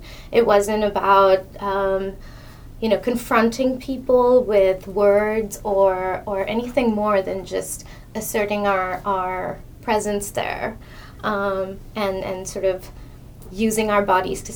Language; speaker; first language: English; non-native, local second language; Hindi